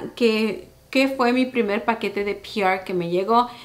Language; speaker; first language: Spanish; early bilingual, heritage; Spanish